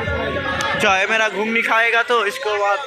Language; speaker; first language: Hindi; non-native, local second language; Bangla